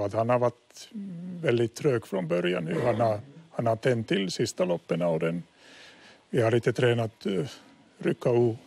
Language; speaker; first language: Swedish; non-native, fluent; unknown